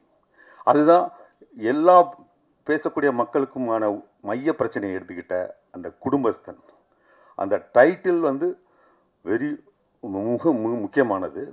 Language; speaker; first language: Tamil; native; Tamil